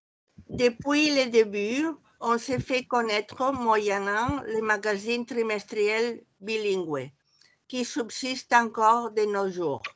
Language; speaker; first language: French; non-native, fluent; Catalan